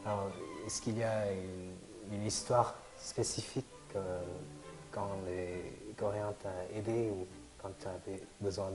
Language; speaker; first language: French; non-native, fluent; Korean